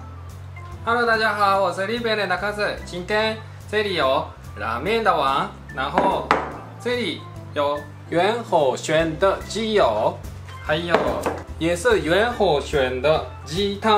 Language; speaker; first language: Chinese; non-native, fluent; Japanese